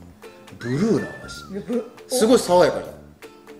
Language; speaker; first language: Japanese; native; Japanese